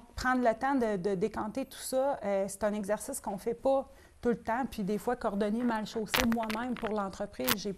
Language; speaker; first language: French; native; French